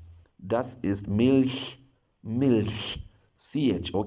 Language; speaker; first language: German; non-native, fluent; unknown